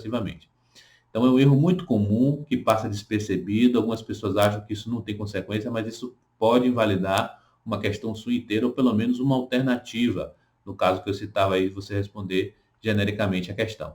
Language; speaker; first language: Portuguese; native; Portuguese